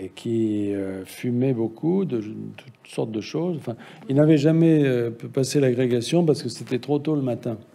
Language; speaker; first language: French; native; French